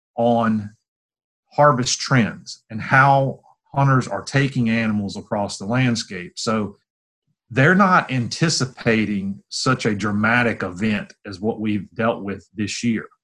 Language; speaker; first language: English; native; English